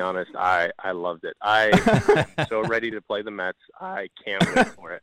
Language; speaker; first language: English; early bilingual, other home language; Spanish